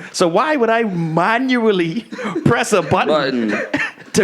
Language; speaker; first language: English; native; English